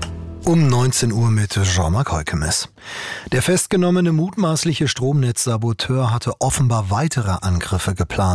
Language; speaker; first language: German; native; German